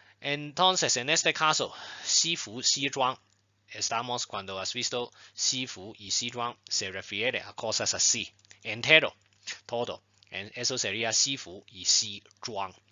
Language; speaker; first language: Spanish; non-native, fluent; Chinese